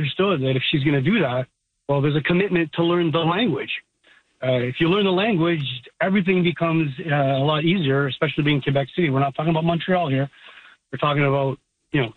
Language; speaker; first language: English; native; English